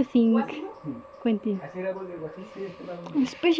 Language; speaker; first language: English; non-native, learner; Spanish